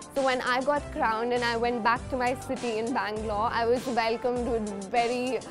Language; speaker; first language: English; non-native, local second language; Hindi